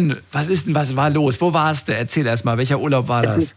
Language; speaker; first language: German; native; German